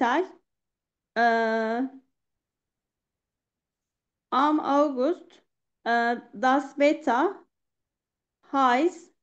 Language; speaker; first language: German; non-native, learner; Turkish